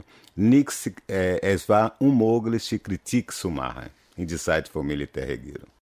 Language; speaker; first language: German; non-native, fluent; Portuguese